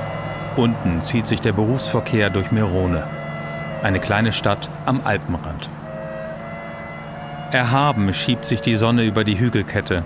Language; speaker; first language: German; native; German